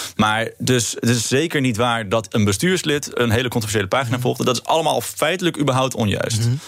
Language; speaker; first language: Dutch; native; Dutch